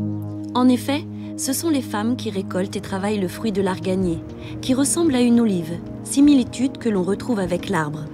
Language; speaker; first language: French; native; French